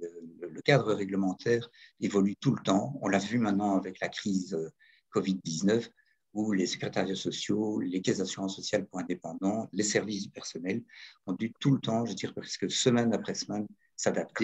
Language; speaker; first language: French; native; French